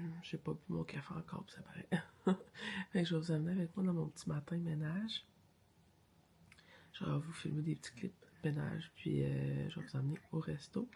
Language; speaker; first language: French; native; French